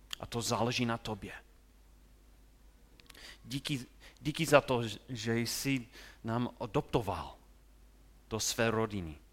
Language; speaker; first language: Czech; non-native, fluent; English